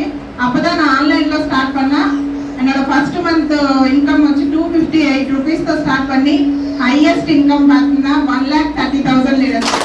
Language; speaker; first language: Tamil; non-native, learner; Telugu